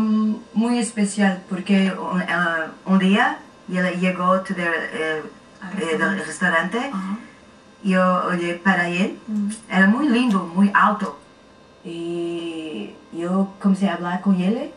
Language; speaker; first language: Spanish; non-native, learner; Portuguese